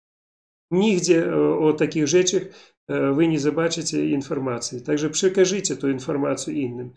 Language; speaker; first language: Polish; non-native, learner; Belarusian